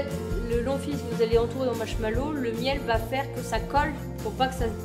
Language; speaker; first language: French; native; French